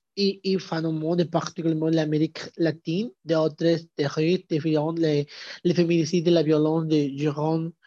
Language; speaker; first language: French; non-native, learner; Spanish